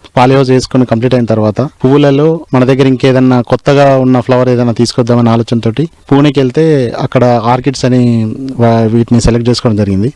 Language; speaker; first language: Telugu; native; Telugu